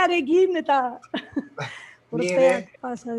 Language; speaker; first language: Basque; non-native, learner; Spanish